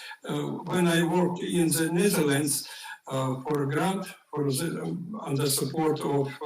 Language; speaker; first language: English; non-native, fluent; Ukrainian